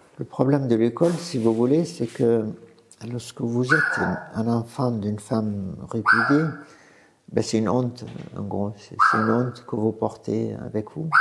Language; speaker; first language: French; non-native, fluent; Arabic